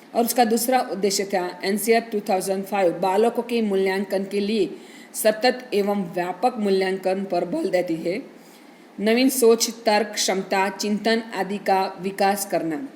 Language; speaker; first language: Hindi; non-native, local second language; Gujarati